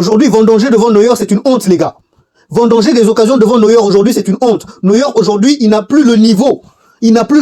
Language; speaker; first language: French; native; French